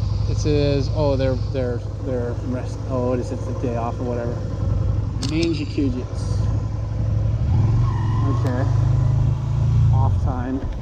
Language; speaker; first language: English; native; English